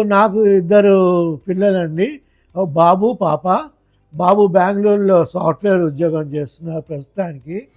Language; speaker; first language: Telugu; native; Telugu